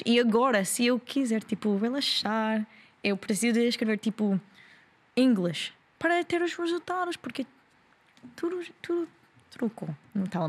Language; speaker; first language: Portuguese; non-native, learner; English